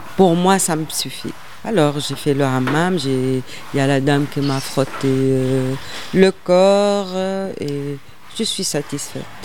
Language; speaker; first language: French; non-native, local second language; Arabic